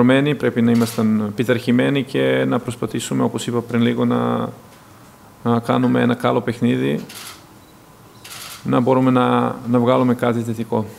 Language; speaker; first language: Greek; non-native, fluent; Serbian